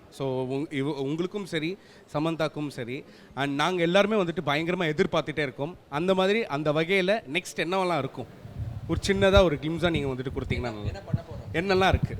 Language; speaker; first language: Tamil; native; Tamil